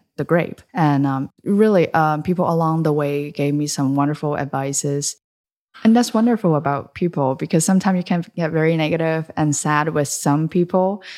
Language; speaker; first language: English; early bilingual, other home language; Chinese